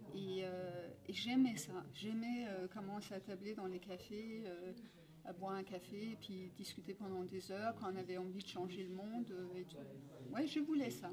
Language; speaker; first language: French; non-native, fluent; Danish